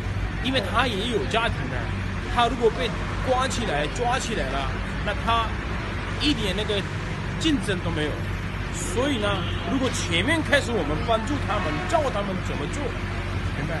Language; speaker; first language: Chinese; non-native, fluent; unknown